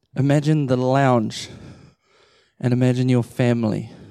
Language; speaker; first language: English; native; English